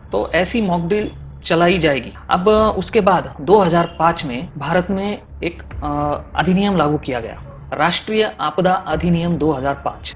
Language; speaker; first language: Hindi; non-native, local second language; Marathi